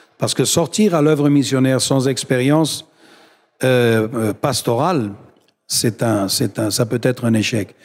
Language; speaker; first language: French; non-native, fluent; Spanish